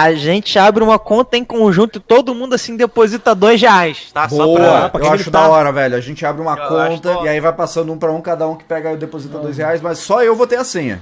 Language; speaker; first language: Portuguese; native; Portuguese